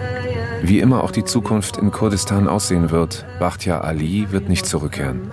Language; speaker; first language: German; native; German